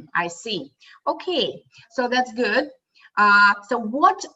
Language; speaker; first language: English; non-native, fluent; Russian